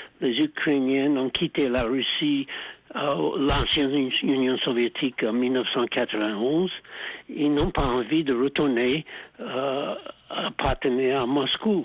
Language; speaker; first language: French; non-native, fluent; English